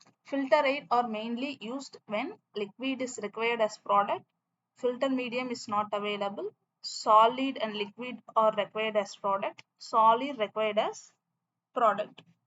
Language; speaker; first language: English; non-native, local second language; Tamil